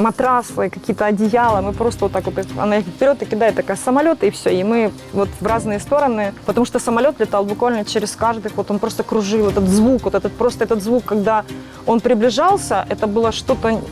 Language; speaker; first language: Russian; native; Russian